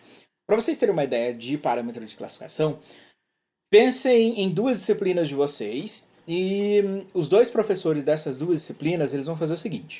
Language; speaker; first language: Portuguese; native; Portuguese